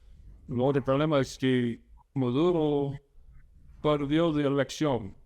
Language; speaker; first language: Spanish; non-native, fluent; English